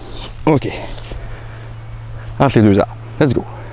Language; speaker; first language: French; native; French